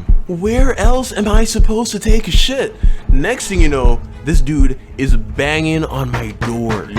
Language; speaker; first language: English; native; English